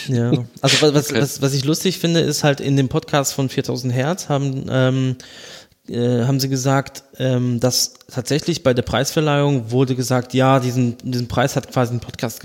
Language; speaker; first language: German; native; German